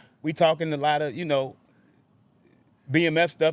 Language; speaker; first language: English; native; English